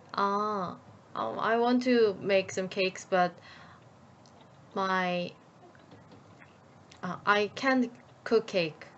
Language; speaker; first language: English; non-native, learner; Korean